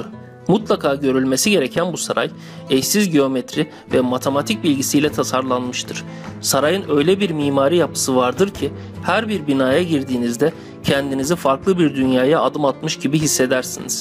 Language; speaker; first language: Turkish; native; Turkish